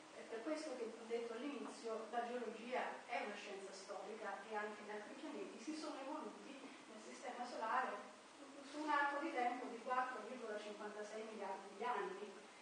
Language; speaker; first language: Italian; native; Italian